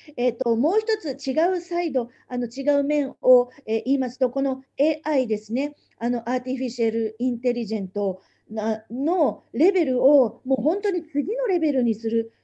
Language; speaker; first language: Japanese; native; Japanese